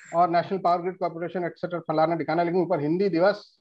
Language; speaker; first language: Hindi; non-native, local second language; Bangla